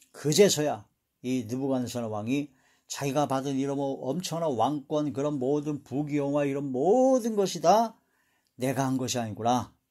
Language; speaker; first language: Korean; native; Korean